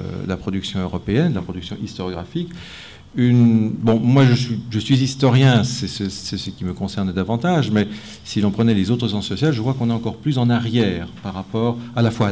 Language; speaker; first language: French; native; French